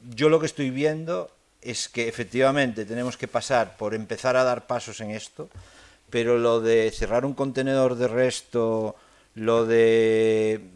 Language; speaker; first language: Spanish; non-native, local second language; Galician